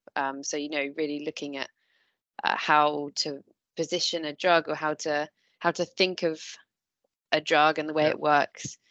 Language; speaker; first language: English; native; English